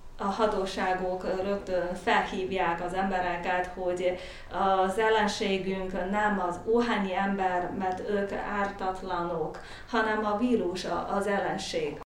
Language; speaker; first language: Hungarian; non-native, learner; Chinese